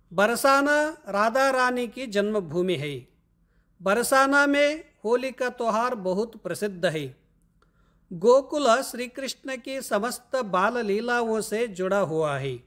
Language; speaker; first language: Hindi; non-native, local second language; Kannada